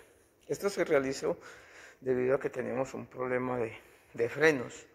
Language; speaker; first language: Spanish; native; Spanish